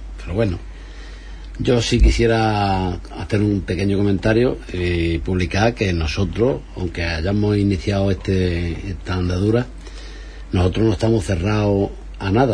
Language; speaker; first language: Spanish; native; Spanish